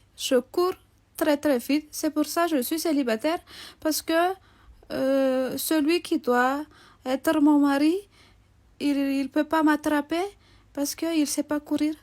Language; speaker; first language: French; non-native, local second language; Malagasy